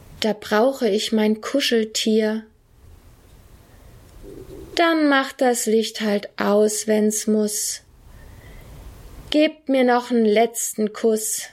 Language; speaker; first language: German; native; German